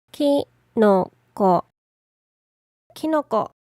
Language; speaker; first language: Japanese; native; Japanese